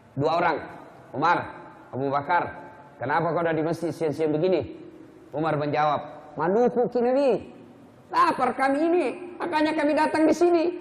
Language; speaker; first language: Indonesian; non-native, local second language; Buginese